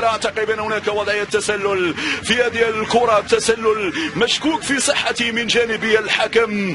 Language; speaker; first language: Arabic; native; Arabic